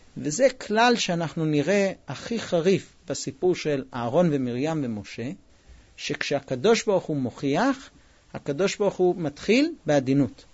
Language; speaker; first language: Hebrew; non-native, fluent; English